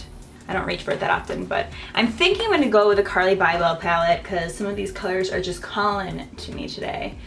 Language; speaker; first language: English; native; English